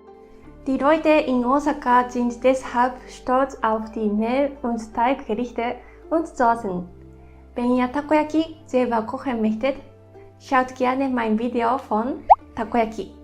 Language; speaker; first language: German; non-native, fluent; Japanese